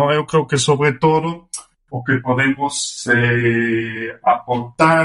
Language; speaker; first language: Galician; non-native, fluent; German